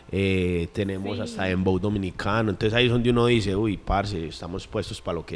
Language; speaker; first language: Spanish; native; Spanish